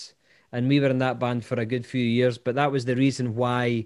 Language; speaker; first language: English; native; English